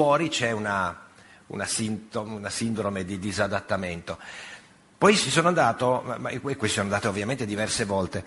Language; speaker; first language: Italian; native; Italian